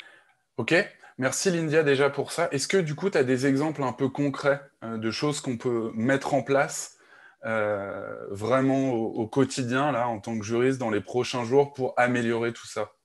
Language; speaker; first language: French; native; French